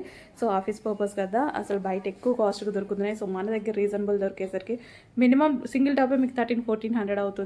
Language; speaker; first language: Telugu; native; Telugu